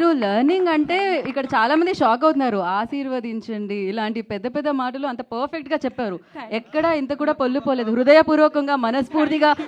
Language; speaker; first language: Telugu; native; Telugu